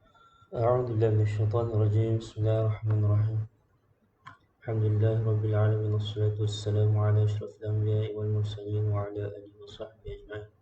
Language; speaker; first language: Arabic; non-native, fluent; Malay